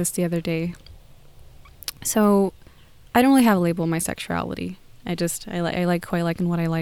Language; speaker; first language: English; native; English